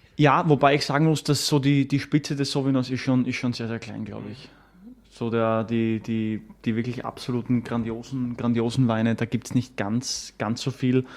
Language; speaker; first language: German; native; German